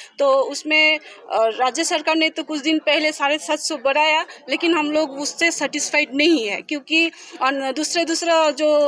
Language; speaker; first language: Hindi; non-native, local second language; Bangla